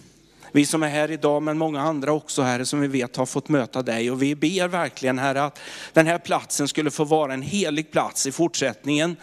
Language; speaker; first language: Swedish; native; Swedish